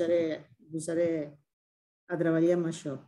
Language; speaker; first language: Catalan; non-native, fluent; Spanish